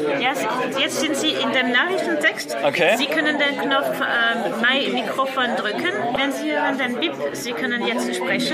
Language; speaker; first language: German; non-native, learner; French